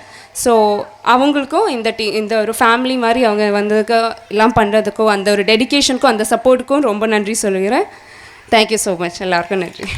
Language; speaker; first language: Tamil; non-native, learner; Malayalam